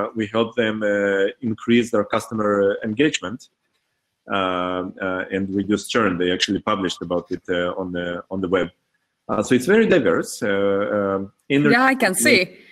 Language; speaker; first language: English; early bilingual, other home language; Hebrew